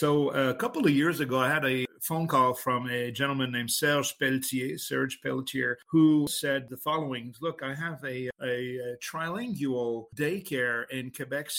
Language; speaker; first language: English; non-native, fluent; French